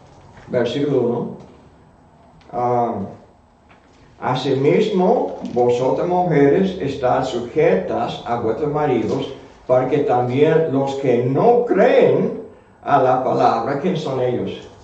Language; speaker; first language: Spanish; non-native, fluent; English